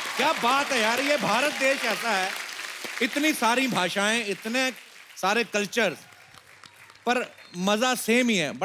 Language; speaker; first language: Hindi; non-native, local second language; Punjabi